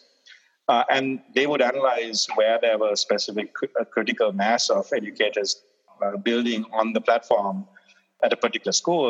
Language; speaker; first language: English; non-native, local second language; Sinhala